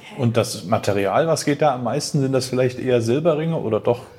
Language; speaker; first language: German; native; German